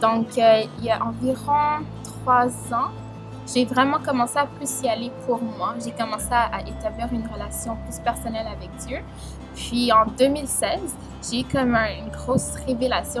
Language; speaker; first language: French; early bilingual, other home language; Haitian Creole